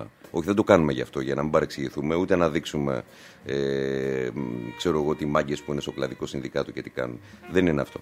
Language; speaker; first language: Greek; native; Greek